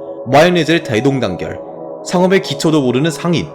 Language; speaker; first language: Korean; native; Korean